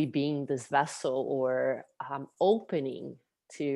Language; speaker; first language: English; non-native, fluent; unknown